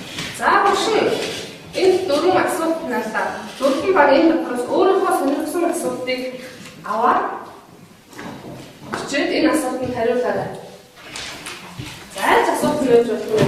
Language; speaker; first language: Mongolian; native; Mongolian